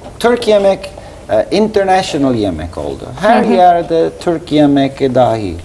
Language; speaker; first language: Turkish; non-native, learner; English